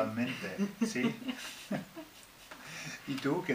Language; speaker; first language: Spanish; non-native, learner; English